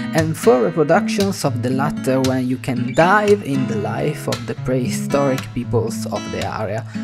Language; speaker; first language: English; non-native, fluent; Italian